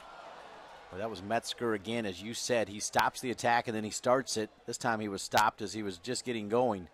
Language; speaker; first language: English; native; English